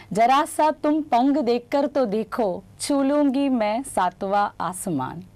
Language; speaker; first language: Hindi; non-native, local second language; Gujarati